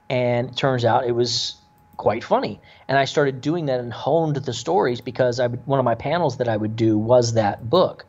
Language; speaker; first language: English; native; English